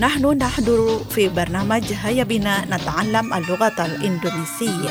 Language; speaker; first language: Arabic; non-native, fluent; Indonesian